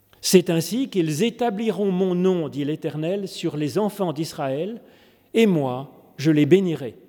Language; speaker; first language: French; native; French